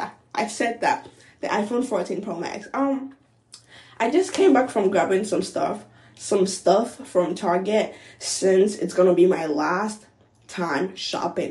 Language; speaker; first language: English; non-native, local second language; Akan